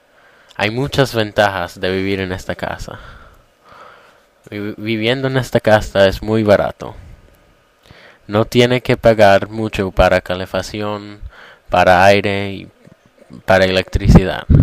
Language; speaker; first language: Spanish; non-native, learner; English